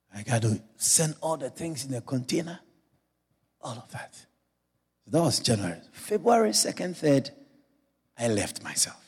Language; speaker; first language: English; non-native, local second language; Akan